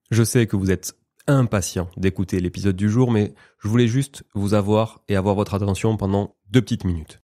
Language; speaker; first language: French; native; French